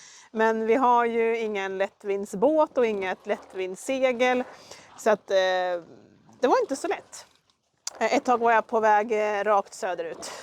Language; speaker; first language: Swedish; native; Swedish